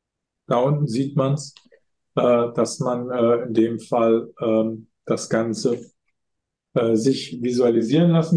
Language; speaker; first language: German; native; German